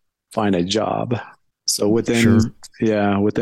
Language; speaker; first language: English; early bilingual, other home language; Amharic